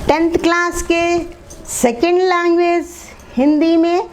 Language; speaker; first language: Hindi; non-native, local second language; Telugu